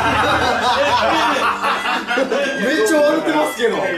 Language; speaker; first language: Japanese; native; Japanese